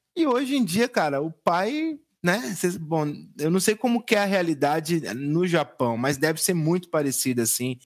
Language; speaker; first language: Portuguese; native; Portuguese